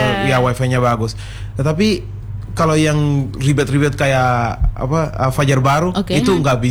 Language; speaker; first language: Indonesian; non-native, learner; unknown